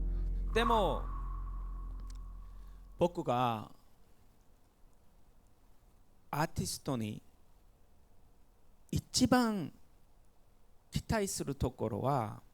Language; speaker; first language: Japanese; non-native, fluent; Korean